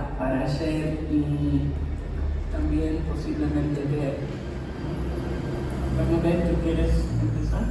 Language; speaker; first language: Spanish; non-native, fluent; English